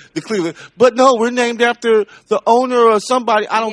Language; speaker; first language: English; native; English